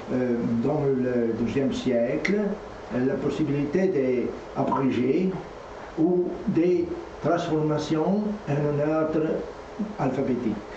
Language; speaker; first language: French; non-native, learner; Italian